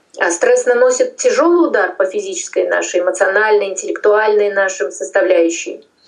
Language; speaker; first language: Russian; non-native, local second language; Tajik